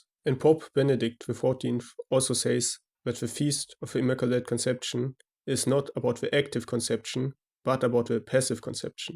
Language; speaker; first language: English; non-native, fluent; German